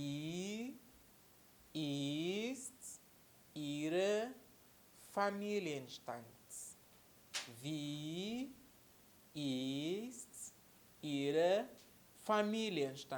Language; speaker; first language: German; non-native, fluent; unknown